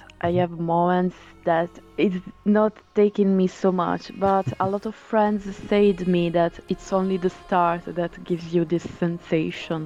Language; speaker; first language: English; non-native, fluent; Italian